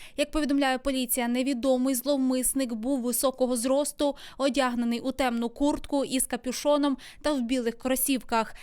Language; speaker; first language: Ukrainian; native; Ukrainian